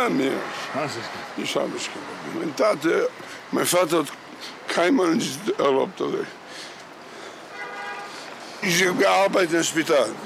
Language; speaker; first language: German; non-native, learner; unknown